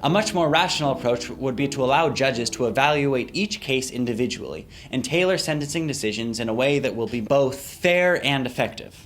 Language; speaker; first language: English; native; English